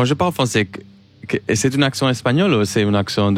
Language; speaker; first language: French; non-native, learner; Spanish